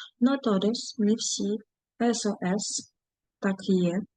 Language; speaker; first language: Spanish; non-native, fluent; Ukrainian